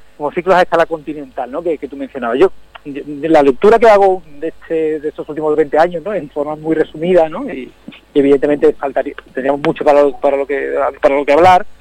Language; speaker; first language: Spanish; native; Spanish